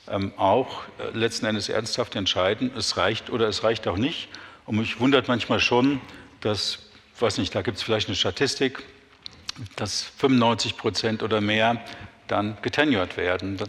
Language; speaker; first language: German; native; German